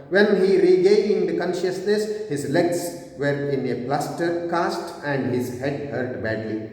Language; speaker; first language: English; non-native, local second language; Kannada